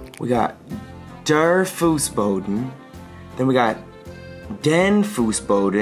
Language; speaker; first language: German; non-native, learner; English